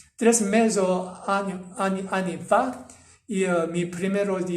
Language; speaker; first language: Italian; non-native, learner; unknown